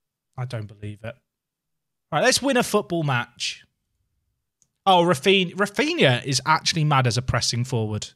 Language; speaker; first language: English; native; English